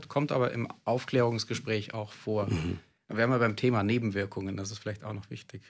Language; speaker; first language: German; native; German